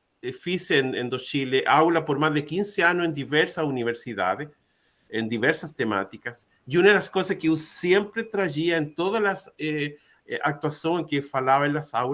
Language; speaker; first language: Portuguese; non-native, learner; Spanish